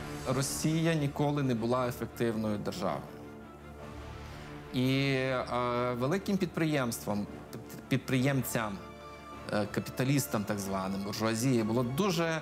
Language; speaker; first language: Ukrainian; native; Ukrainian